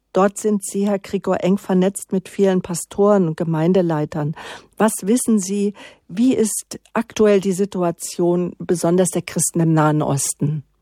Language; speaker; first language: German; native; German